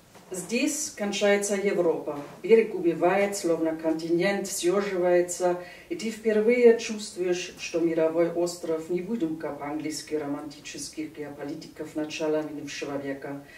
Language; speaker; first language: Russian; non-native, fluent; German